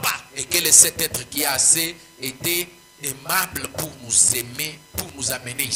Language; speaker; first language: French; non-native, local second language; Swahili